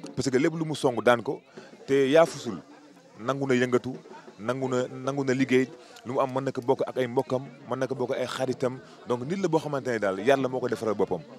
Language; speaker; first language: Wolof; native; Wolof